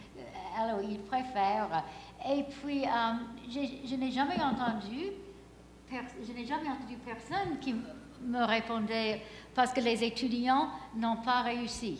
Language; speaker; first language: French; non-native, fluent; English